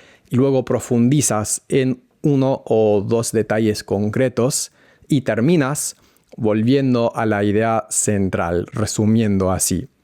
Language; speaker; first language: Spanish; non-native, fluent; English